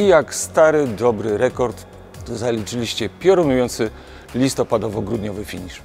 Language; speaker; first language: Polish; native; Polish